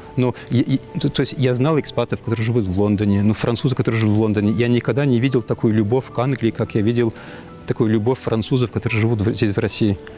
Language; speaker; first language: Russian; non-native, fluent; English